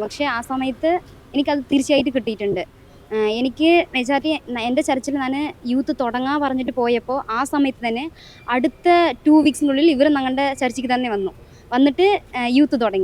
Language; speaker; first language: Malayalam; non-native, local second language; Tamil